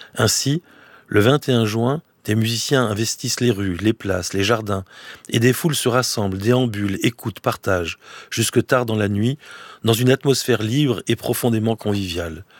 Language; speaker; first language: French; native; French